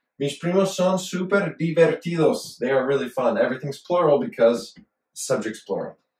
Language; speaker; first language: English; native; English